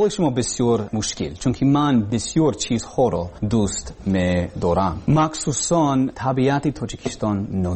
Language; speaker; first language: Persian; non-native, learner; English